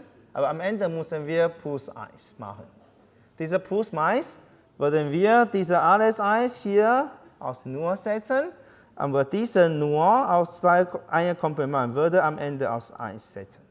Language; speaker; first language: German; non-native, fluent; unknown